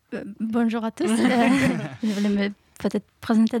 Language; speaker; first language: French; non-native, learner; Ukrainian